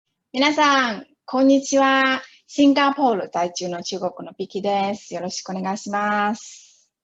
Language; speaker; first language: Japanese; non-native, fluent; Chinese